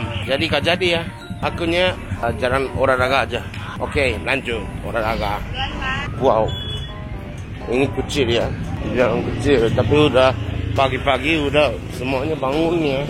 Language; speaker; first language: Indonesian; non-native, learner; Japanese